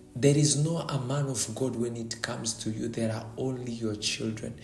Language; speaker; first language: English; non-native, local second language; Swahili